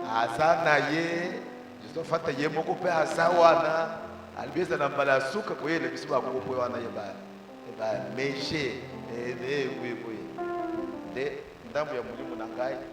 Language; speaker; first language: Lingala; native; Lingala